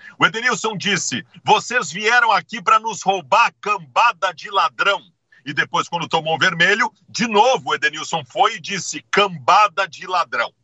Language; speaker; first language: Portuguese; native; Portuguese